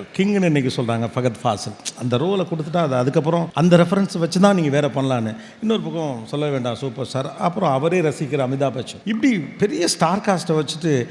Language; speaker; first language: Tamil; native; Tamil